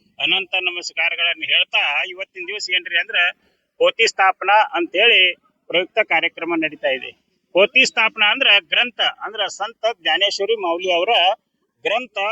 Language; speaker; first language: Kannada; native; Kannada